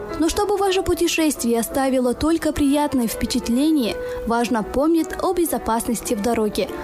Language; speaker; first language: Russian; non-native, local second language; Tajik